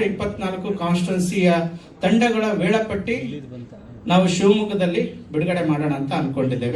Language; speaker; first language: Kannada; native; Kannada